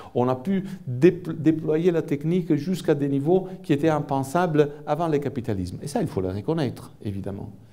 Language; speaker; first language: French; non-native, fluent; Italian